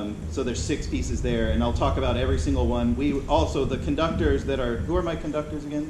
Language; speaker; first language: English; native; English